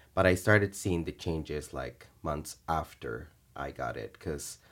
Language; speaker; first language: English; early bilingual, other home language; Spanish